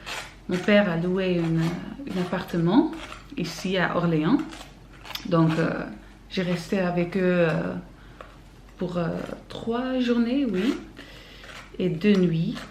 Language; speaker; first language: French; non-native, learner; Dutch